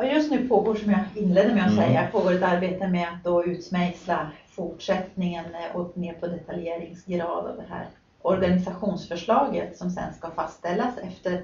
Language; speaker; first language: Swedish; native; Swedish